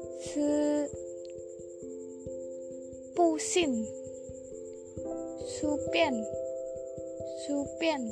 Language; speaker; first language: Chinese; non-native, learner; Vietnamese